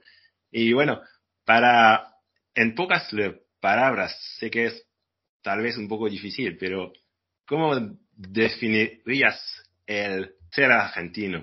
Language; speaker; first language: Spanish; non-native, fluent; French